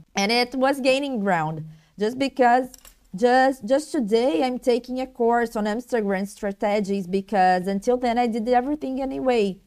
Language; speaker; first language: English; non-native, learner; Portuguese